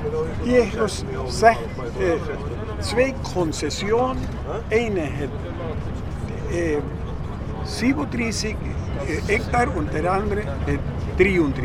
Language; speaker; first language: German; non-native, learner; Spanish